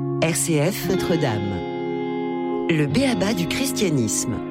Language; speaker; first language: French; native; French